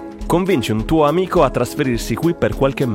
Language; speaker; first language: Italian; native; Italian